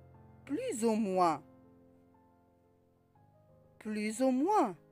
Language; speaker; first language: French; non-native, local second language; Arabic